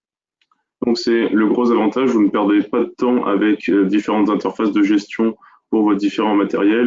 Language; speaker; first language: French; native; French